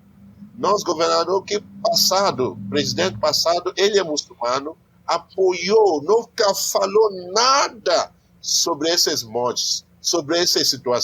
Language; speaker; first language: Portuguese; non-native, learner; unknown